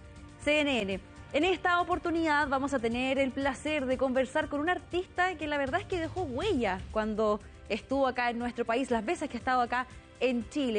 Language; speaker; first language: Spanish; native; Spanish